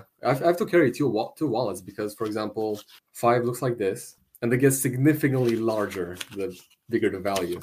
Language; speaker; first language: English; non-native, fluent; Romanian